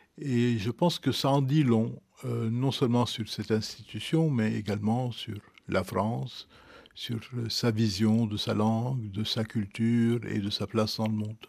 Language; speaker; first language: French; non-native, local second language; Arabic